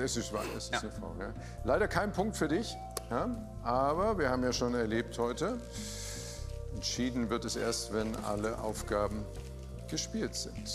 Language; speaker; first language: German; native; German